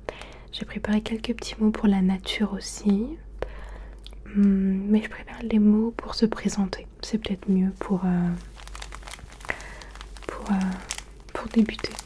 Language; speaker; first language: French; early bilingual, other home language; Turkish